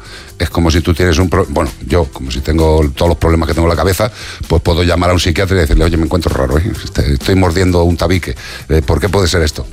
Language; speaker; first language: Spanish; native; Spanish